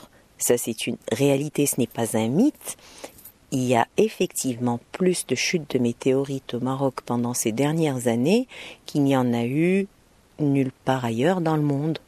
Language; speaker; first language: French; non-native, local second language; Arabic